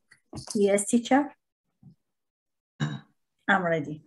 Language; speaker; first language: English; non-native, learner; Arabic